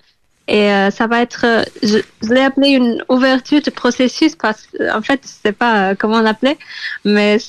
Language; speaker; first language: French; non-native, fluent; Portuguese